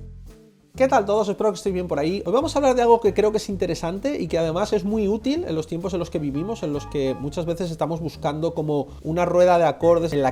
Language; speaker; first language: Spanish; native; Spanish